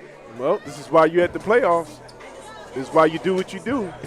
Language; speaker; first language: English; native; English